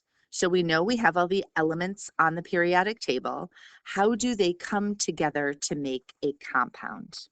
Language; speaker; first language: English; native; English